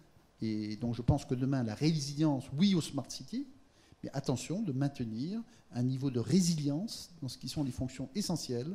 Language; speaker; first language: French; native; French